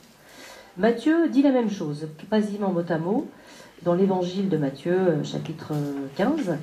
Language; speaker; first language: French; native; French